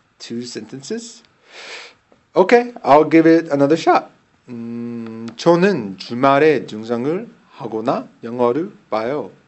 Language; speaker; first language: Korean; non-native, learner; English